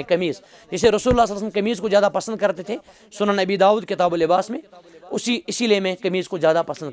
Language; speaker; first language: Hindi; non-native, local second language; Kashmiri